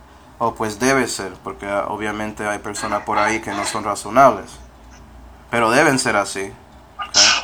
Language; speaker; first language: Spanish; non-native, fluent; English